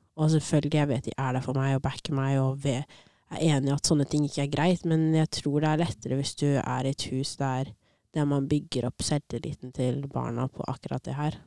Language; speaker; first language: Norwegian; native; Norwegian